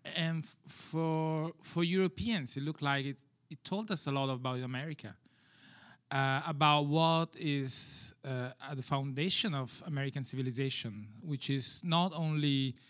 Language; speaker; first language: English; non-native, fluent; Italian